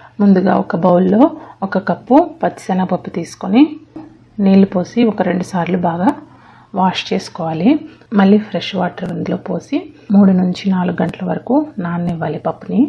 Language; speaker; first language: Telugu; native; Telugu